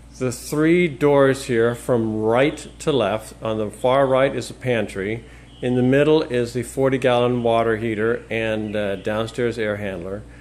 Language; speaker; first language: English; native; English